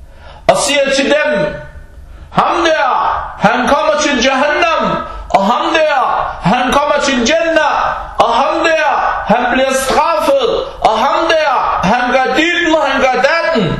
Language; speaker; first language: Danish; early bilingual, other home language; Arabic